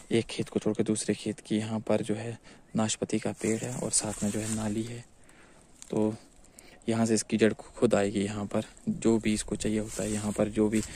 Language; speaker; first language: Hindi; native; Hindi